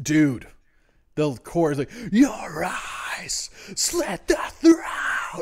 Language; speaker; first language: English; native; English